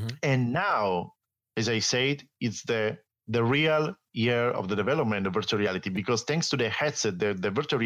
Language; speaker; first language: English; non-native, fluent; Italian